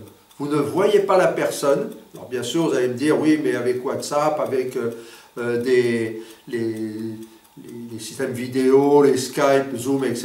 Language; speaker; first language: French; native; French